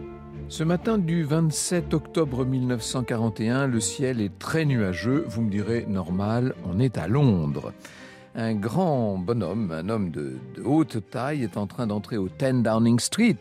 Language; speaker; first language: French; native; French